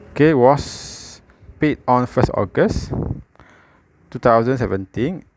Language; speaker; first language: English; non-native, local second language; Malay